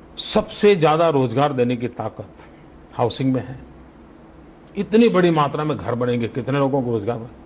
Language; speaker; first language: Hindi; non-native, local second language; Gujarati